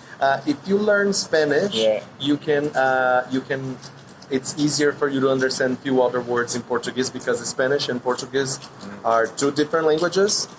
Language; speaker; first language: English; non-native, fluent; Portuguese